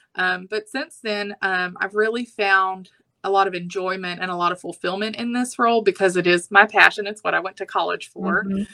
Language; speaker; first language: English; native; English